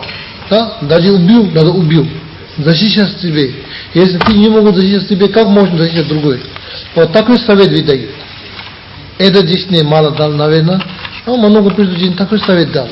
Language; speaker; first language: Russian; non-native, learner; Tibetan